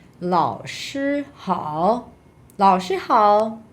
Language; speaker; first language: Chinese; non-native, fluent; Persian